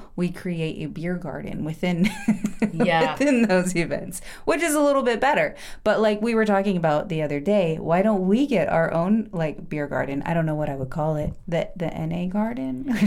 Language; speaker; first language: English; native; English